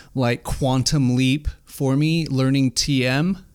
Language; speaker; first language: English; native; English